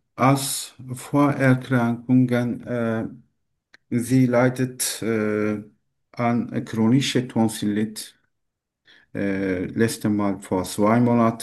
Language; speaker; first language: German; non-native, learner; Turkish